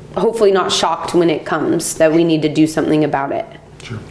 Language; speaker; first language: English; native; English